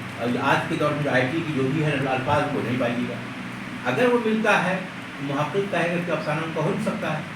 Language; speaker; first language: Urdu; native; Urdu